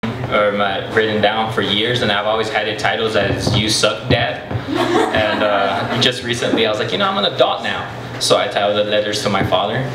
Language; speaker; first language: English; native; English